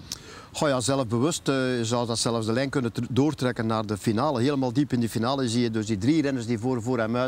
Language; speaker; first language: Dutch; native; Dutch